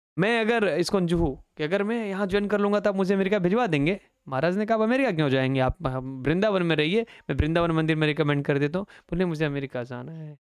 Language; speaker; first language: Hindi; native; Hindi